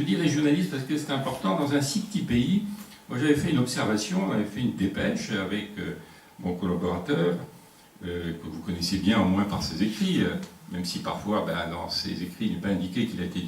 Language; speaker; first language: French; native; French